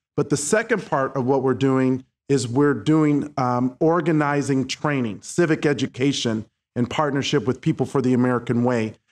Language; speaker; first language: English; native; English